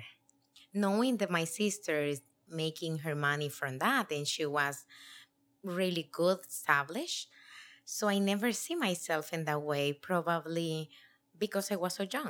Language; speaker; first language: English; non-native, learner; Spanish